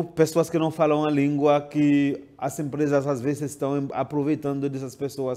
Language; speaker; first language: Portuguese; non-native, fluent; Haitian Creole